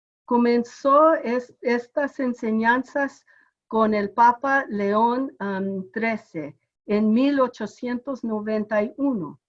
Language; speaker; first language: Spanish; non-native, fluent; English